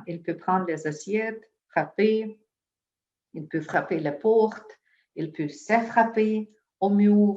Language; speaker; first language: French; non-native, fluent; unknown